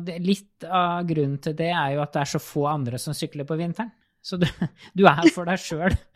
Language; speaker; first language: Norwegian; native; Norwegian